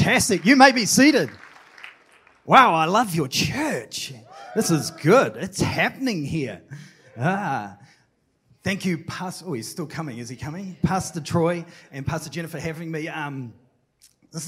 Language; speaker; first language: English; native; English